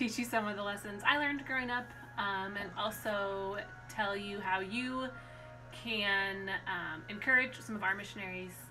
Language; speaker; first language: English; early bilingual, heritage; English